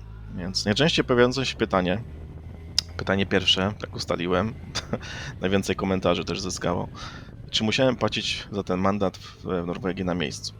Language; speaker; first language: Polish; native; Polish